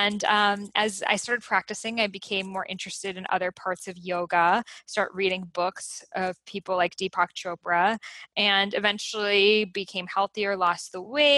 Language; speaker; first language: English; early bilingual, other home language; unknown